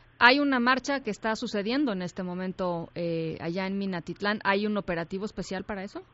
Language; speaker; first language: Spanish; native; Spanish